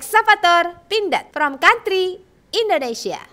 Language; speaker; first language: English; non-native, learner; Indonesian